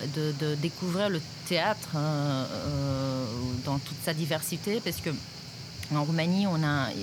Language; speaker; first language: French; non-native, fluent; Romanian